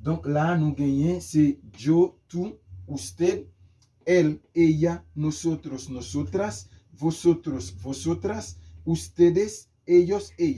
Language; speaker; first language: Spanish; non-native, fluent; Haitian Creole